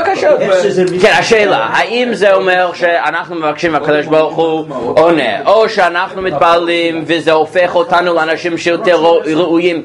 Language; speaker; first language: Hebrew; non-native, fluent; English